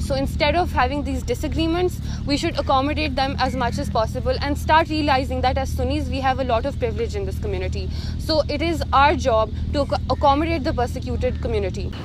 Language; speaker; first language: English; non-native, local second language; Urdu